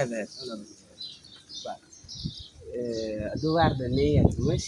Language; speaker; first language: Turkish; non-native, learner; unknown